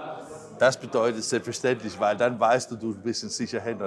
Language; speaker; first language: German; non-native, fluent; Danish